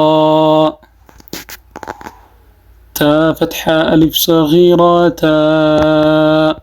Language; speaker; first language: Arabic; non-native, fluent; Amharic